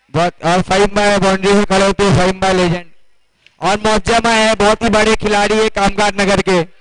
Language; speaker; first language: Hindi; native; Hindi